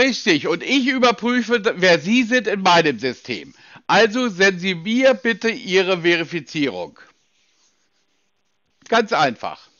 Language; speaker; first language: German; native; German